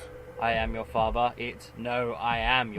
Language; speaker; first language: English; native; English